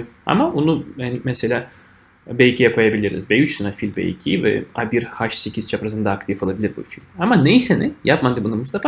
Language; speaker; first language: Turkish; non-native, fluent; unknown